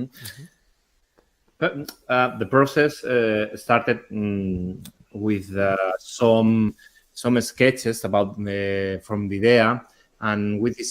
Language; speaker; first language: English; non-native, learner; Spanish